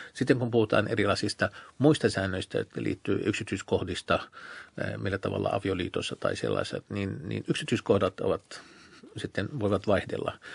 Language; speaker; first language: Finnish; non-native, fluent; Arabic